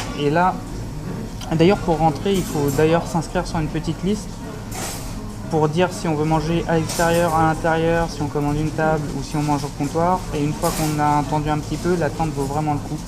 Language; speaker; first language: French; native; French